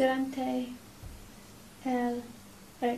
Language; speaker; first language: Spanish; non-native, learner; English